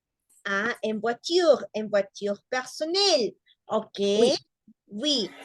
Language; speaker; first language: French; non-native, learner; Spanish